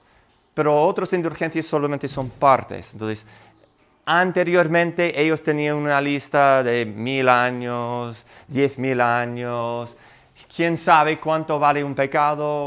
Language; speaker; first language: Spanish; non-native, fluent; English